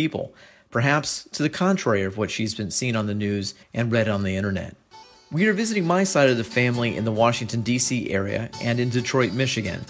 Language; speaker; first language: English; native; English